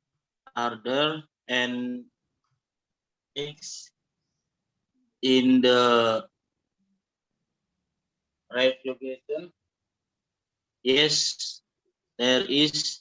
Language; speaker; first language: English; non-native, learner; Indonesian